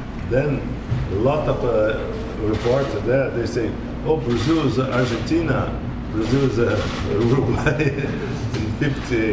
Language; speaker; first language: English; non-native, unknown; Portuguese